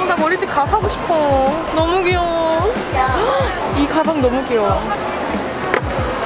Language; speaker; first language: Korean; early bilingual, heritage; English